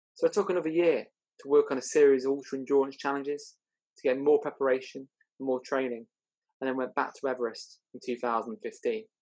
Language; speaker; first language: English; native; English